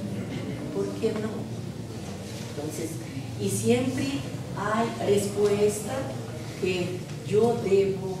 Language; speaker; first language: Spanish; non-native, learner; Russian